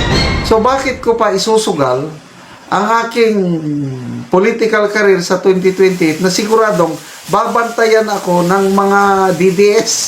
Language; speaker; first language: Filipino; native; Filipino